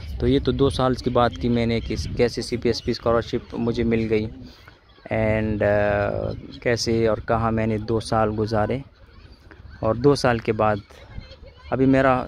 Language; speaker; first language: Urdu; non-native, local second language; Pashto